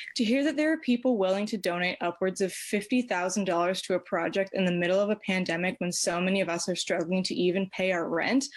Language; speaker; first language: English; native; English